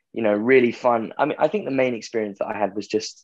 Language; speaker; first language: English; native; English